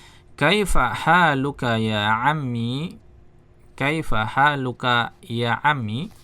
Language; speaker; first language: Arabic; non-native, fluent; Indonesian